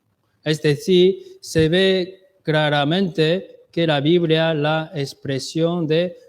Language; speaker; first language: Spanish; non-native, learner; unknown